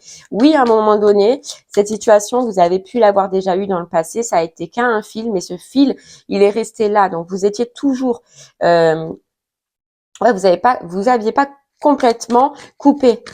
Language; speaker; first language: French; native; French